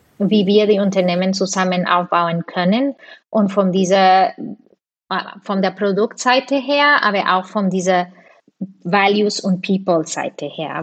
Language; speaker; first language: German; non-native, fluent; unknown